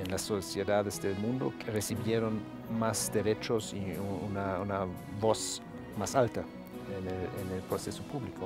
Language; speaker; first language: Spanish; non-native, fluent; German